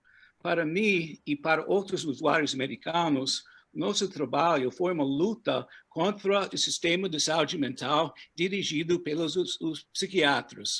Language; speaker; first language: Portuguese; non-native, fluent; English